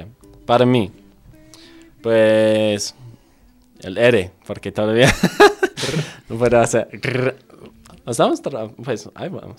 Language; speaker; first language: Spanish; non-native, fluent; English